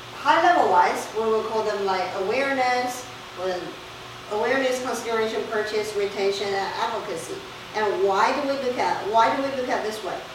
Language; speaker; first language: English; non-native, fluent; Chinese